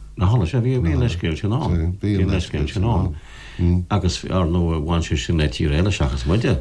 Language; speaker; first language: Irish; native; Irish